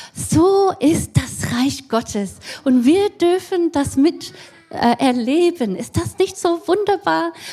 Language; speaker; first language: German; non-native, fluent; English